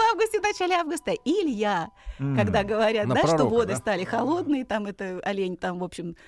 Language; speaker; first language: Russian; native; Russian